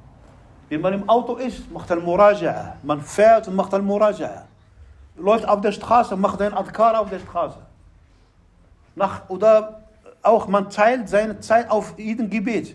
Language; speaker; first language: German; non-native, fluent; Arabic